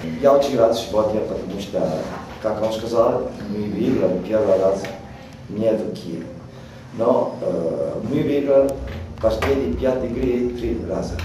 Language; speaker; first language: Russian; non-native, learner; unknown